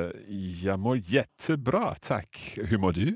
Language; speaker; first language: Swedish; non-native, learner; English